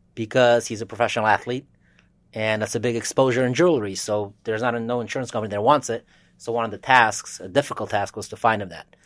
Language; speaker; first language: English; early bilingual, other home language; Russian